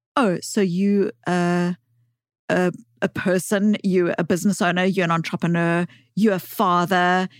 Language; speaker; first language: English; native; English